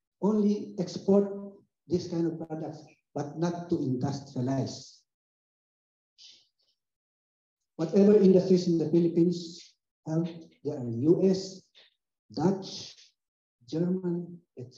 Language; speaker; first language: English; non-native, local second language; Filipino